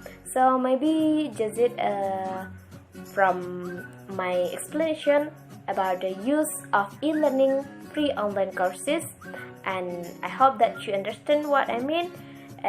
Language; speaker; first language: English; non-native, learner; Indonesian